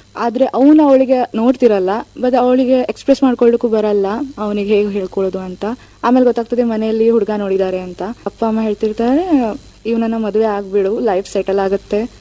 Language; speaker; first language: Kannada; native; Kannada